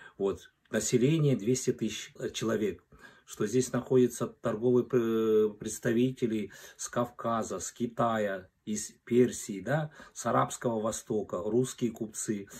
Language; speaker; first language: Russian; non-native, local second language; Kazakh